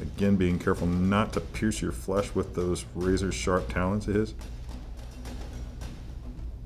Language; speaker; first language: English; native; English